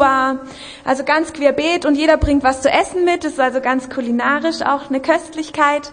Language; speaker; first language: German; native; German